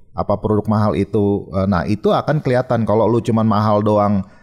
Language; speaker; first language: Indonesian; native; Indonesian